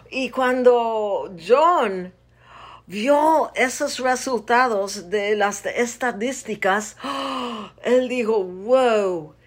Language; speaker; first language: Spanish; non-native, fluent; English